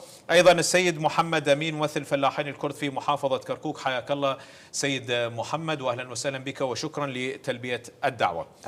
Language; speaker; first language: Arabic; native; Arabic